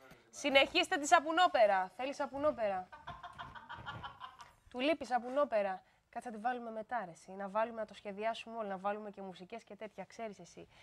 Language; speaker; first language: Greek; native; Greek